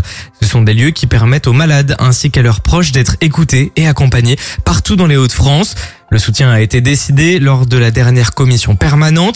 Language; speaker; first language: French; native; French